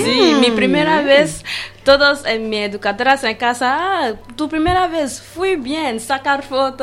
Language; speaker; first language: Spanish; non-native, learner; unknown